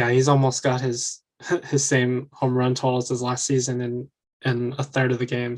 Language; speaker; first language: English; native; English